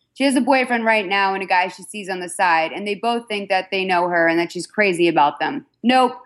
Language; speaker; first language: English; native; English